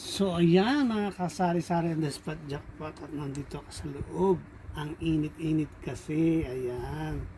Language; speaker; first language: Filipino; non-native, local second language; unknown